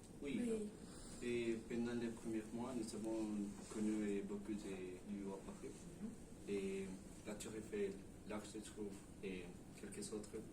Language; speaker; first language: French; non-native, learner; Spanish